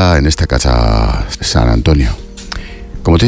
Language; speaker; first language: Spanish; native; Spanish